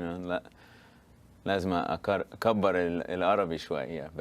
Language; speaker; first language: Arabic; early bilingual, heritage; Arabic